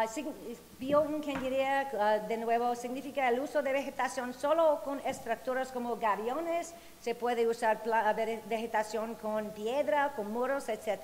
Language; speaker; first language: Spanish; non-native, fluent; English